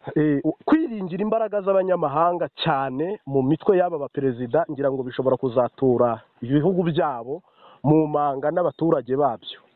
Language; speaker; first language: Kinyarwanda; native; Kinyarwanda